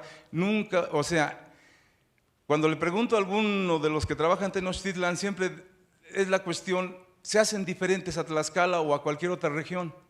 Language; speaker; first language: Spanish; native; Spanish